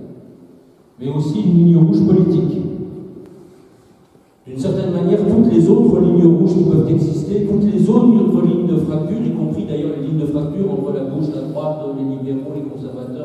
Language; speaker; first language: French; native; French